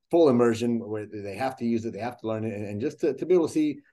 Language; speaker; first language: English; early bilingual, other home language; Spanish